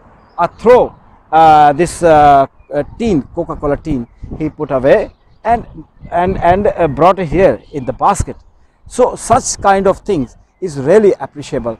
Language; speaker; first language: English; non-native, local second language; Urdu